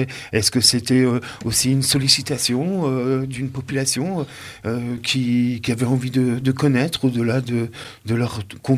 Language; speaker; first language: French; native; French